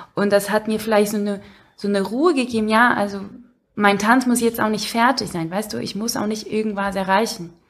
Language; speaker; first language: German; non-native, fluent; Portuguese